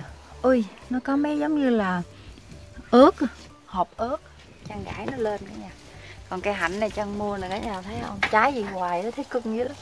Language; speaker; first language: Vietnamese; native; Vietnamese